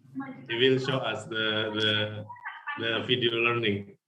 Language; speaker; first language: English; non-native, learner; Indonesian